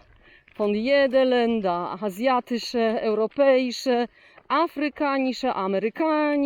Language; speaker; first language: German; non-native, learner; Polish